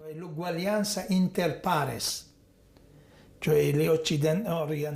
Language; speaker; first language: Italian; non-native, fluent; Arabic